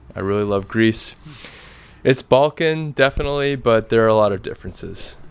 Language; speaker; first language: English; native; English